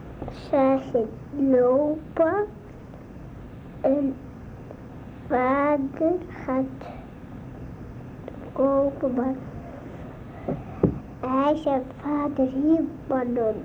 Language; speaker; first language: Dutch; early bilingual, other home language; Arabic